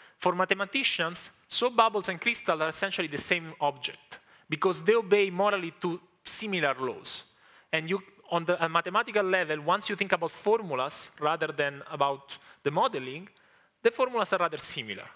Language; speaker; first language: English; non-native, fluent; Italian